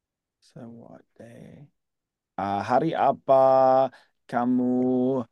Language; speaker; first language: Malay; non-native, learner; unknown